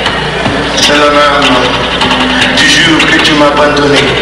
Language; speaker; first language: French; non-native, learner; Portuguese